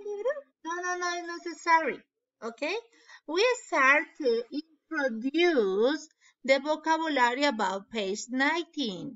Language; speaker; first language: English; non-native, learner; Spanish